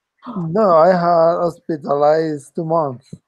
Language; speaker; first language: English; non-native, learner; Spanish